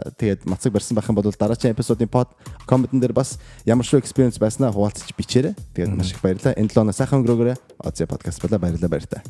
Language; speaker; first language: Mongolian; early bilingual, heritage; Mongolian